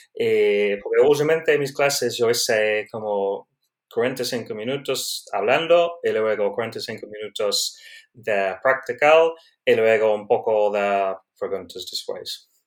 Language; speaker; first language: Spanish; non-native, learner; English